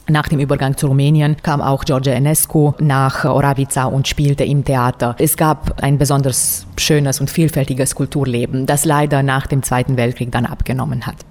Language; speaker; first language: German; non-native, local second language; Romanian